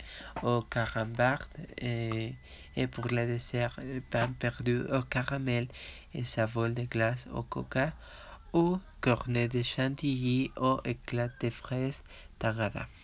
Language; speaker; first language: French; non-native, learner; Spanish